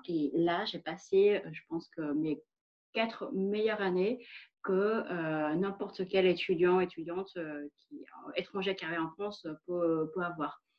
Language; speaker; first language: French; non-native, fluent; Vietnamese